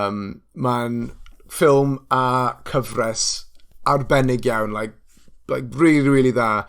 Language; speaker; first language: Welsh; non-native, local second language; English